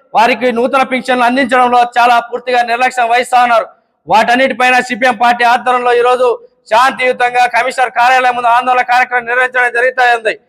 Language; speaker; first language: Telugu; native; Telugu